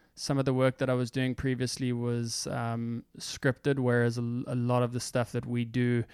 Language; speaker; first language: English; native; English